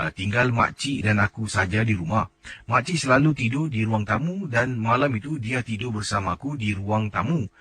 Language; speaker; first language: Malay; native; Malay